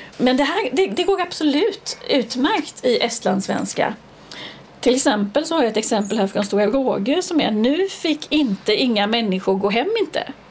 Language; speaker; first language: Swedish; native; Swedish